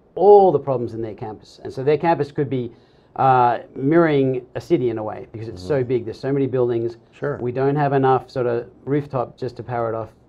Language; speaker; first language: English; native; English